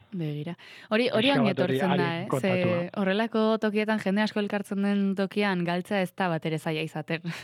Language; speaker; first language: Basque; native; Basque